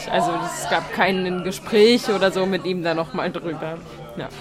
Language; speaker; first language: German; native; German